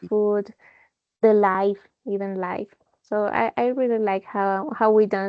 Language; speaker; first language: English; non-native, fluent; Spanish